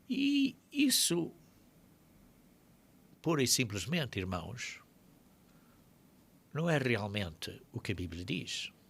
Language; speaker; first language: Portuguese; native; Portuguese